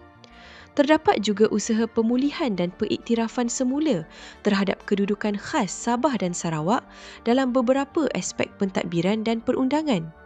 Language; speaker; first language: Malay; native; Malay